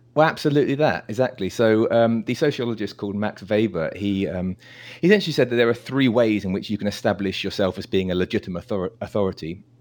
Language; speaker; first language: English; native; English